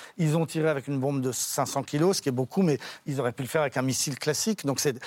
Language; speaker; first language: French; native; French